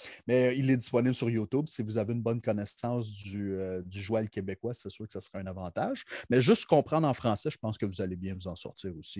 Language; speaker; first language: French; native; French